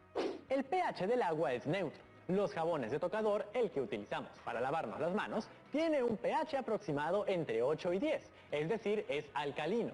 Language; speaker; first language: Spanish; native; Spanish